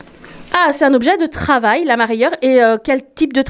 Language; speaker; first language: French; native; French